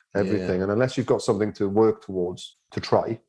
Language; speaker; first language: English; native; English